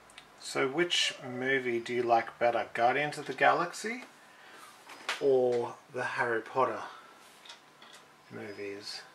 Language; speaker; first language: English; native; English